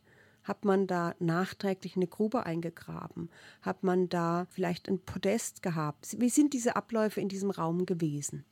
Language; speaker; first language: German; native; German